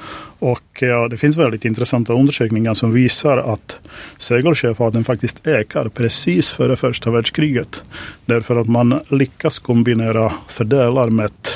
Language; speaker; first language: Swedish; non-native, fluent; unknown